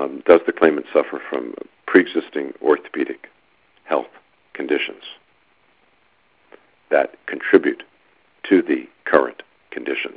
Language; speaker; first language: English; native; English